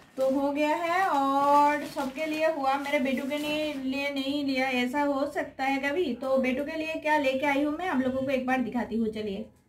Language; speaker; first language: Hindi; non-native, local second language; Bangla